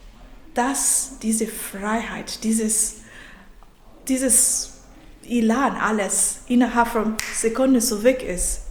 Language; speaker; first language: German; non-native, fluent; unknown